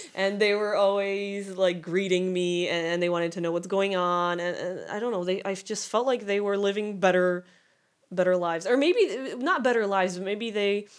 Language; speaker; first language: English; non-native, fluent; Polish